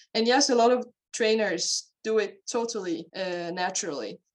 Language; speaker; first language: English; non-native, fluent; Hungarian